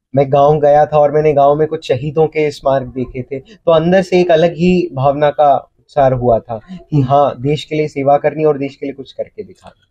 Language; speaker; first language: Hindi; native; Hindi